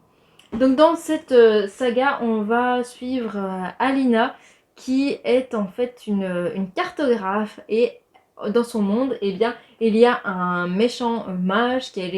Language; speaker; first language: French; native; French